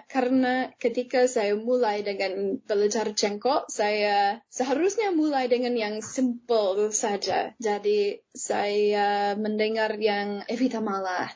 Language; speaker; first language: Indonesian; non-native, fluent; English